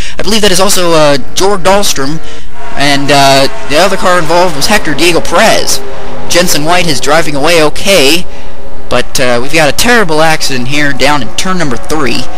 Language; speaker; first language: English; native; English